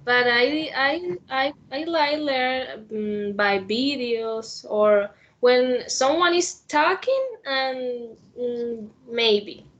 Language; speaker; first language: English; non-native, learner; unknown